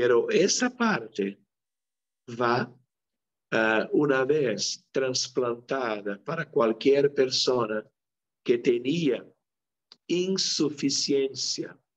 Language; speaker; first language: Spanish; non-native, local second language; Portuguese